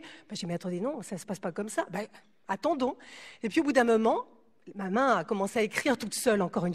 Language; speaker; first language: French; native; French